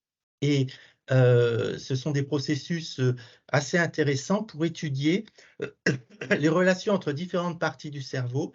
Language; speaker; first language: French; native; French